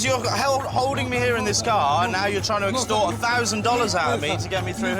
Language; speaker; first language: English; native; English